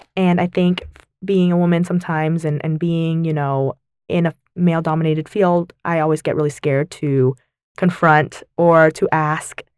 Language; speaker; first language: English; early bilingual, other home language; Vietnamese